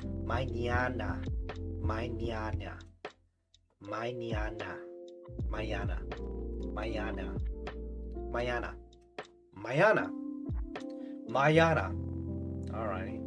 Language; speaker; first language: Spanish; non-native, learner; English